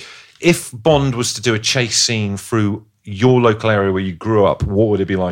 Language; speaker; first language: English; native; English